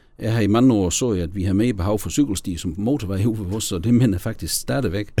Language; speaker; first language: Danish; native; Danish